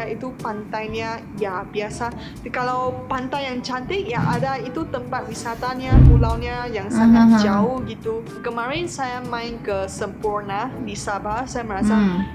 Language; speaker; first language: Indonesian; non-native, fluent; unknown